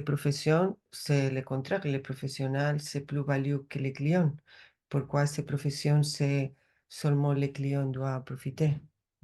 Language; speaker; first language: French; non-native, learner; Spanish